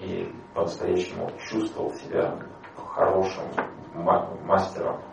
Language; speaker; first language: Russian; native; Russian